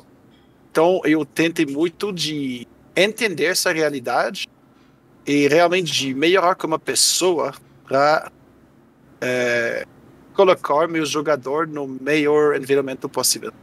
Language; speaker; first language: Portuguese; non-native, fluent; French